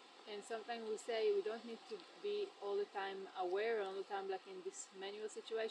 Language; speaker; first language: English; non-native, fluent; Hebrew